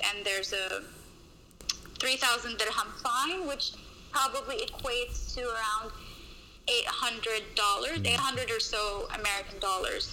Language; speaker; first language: English; native; English